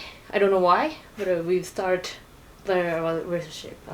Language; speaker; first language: English; non-native, learner; Japanese